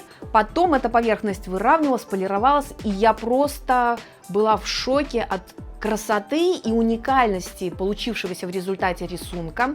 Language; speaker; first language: Russian; native; Russian